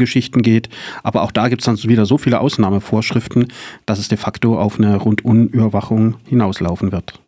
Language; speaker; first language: German; native; German